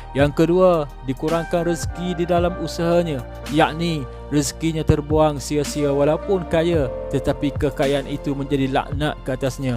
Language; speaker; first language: Malay; native; Malay